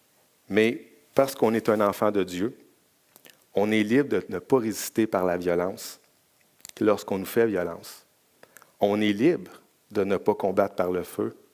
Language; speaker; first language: French; native; French